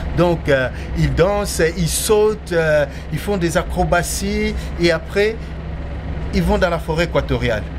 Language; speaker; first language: French; non-native, local second language; Lingala